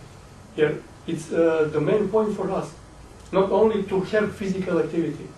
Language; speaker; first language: English; non-native, fluent; Serbian